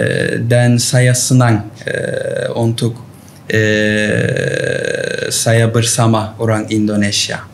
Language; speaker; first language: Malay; non-native, learner; Turkish